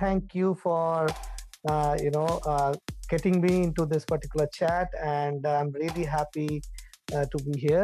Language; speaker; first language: English; non-native, local second language; Bangla